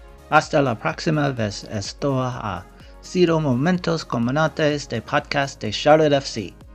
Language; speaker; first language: Spanish; non-native, learner; English